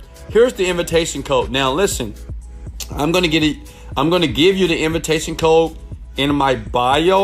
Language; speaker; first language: English; native; English